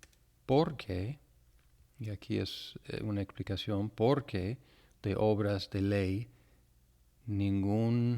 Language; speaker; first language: Spanish; non-native, fluent; English